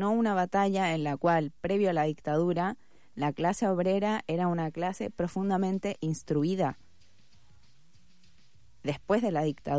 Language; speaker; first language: Spanish; native; Spanish